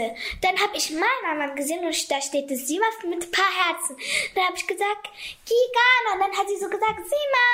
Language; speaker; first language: German; early bilingual, other home language; Kurdish